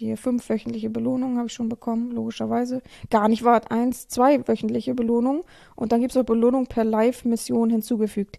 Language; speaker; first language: German; native; German